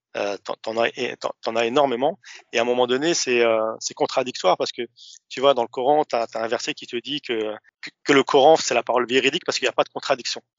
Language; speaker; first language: French; early bilingual, other home language; Arabic